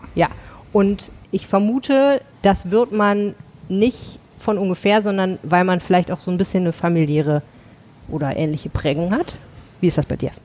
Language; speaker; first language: German; native; German